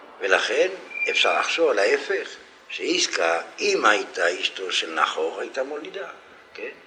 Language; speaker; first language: Hebrew; non-native, fluent; French